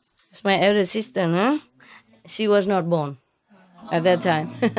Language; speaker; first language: English; non-native, fluent; Vietnamese